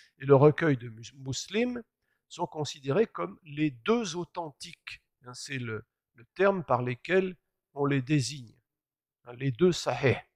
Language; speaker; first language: French; native; French